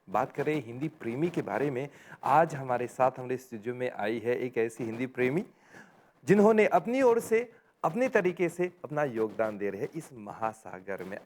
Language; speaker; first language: Hindi; non-native, local second language; Morisyen